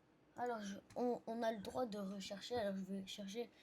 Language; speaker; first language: French; non-native, learner; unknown